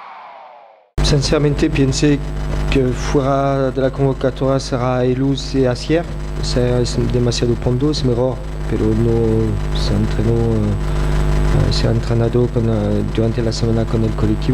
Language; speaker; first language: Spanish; non-native, fluent; French